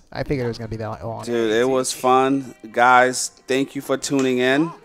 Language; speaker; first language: English; native; English